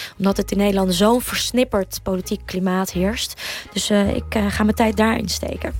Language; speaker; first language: Dutch; early bilingual, other home language; Russian